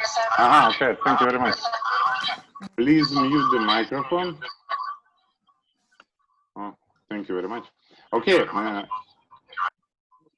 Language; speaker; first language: English; non-native, fluent; Russian